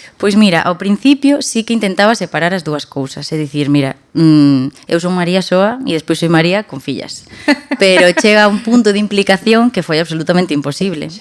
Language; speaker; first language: Galician; non-native, local second language; Spanish